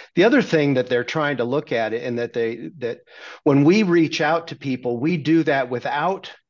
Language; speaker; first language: English; native; English